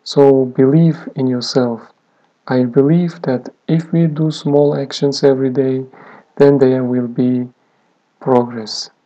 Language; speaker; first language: English; non-native, fluent; Kazakh